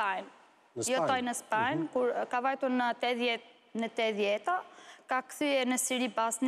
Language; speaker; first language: Albanian; non-native, learner; Arabic